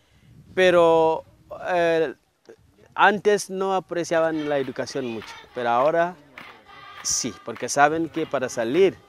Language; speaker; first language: Spanish; non-native, fluent; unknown